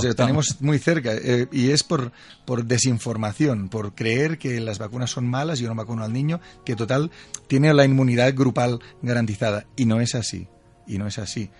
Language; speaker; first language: Spanish; native; Spanish